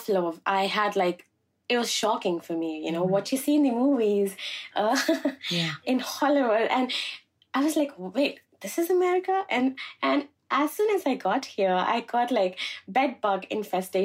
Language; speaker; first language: English; non-native, local second language; Malayalam